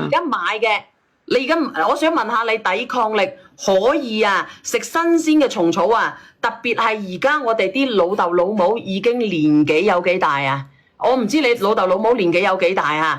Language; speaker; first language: Cantonese; native; Cantonese